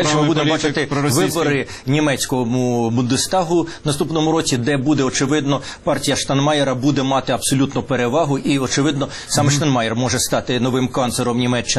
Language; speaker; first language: Ukrainian; native; Ukrainian